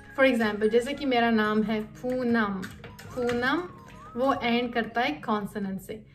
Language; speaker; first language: Hindi; native; Hindi